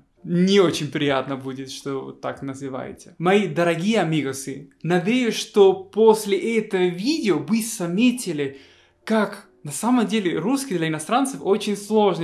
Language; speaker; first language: Russian; non-native, fluent; Spanish